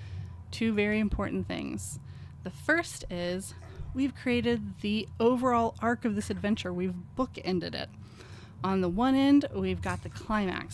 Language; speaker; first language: English; native; English